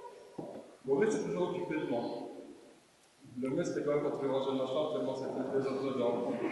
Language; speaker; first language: French; native; French